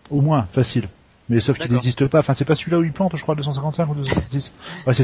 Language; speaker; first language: French; native; French